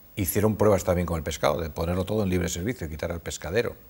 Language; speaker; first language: Spanish; native; Spanish